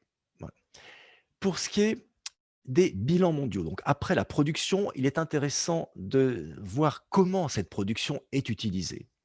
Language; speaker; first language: French; native; French